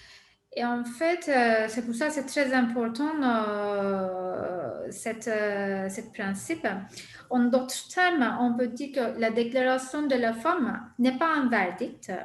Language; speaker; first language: French; non-native, fluent; Turkish